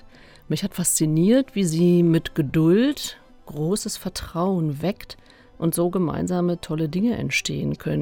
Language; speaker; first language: German; native; German